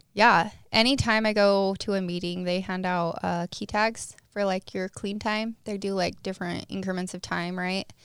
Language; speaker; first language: English; native; English